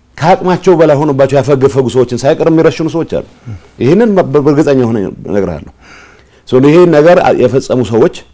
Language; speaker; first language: Amharic; non-native, local second language; Tigrinya